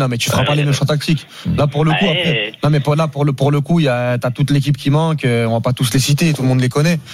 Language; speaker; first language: French; native; French